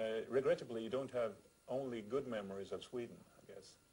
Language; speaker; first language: English; non-native, fluent; Swedish